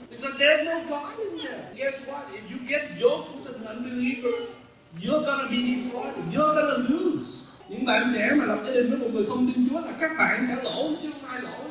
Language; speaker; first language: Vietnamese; early bilingual, heritage; Vietnamese